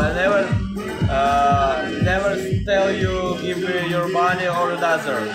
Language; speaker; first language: English; non-native, learner; Russian